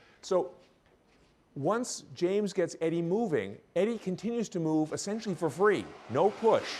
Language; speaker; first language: English; native; English